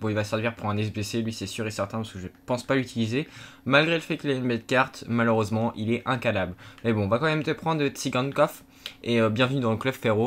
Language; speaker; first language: French; native; French